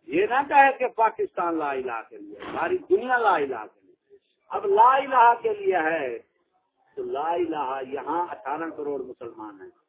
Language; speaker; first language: Urdu; non-native, local second language; Punjabi